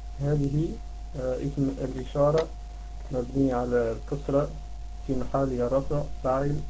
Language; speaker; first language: Arabic; non-native, learner; Dutch